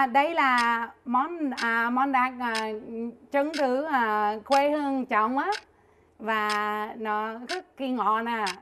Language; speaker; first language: Vietnamese; non-native, learner; English